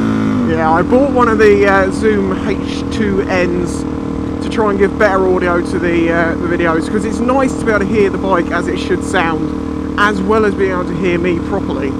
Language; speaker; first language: English; native; English